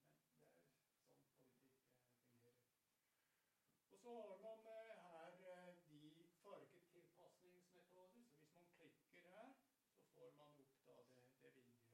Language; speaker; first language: Norwegian; non-native, fluent; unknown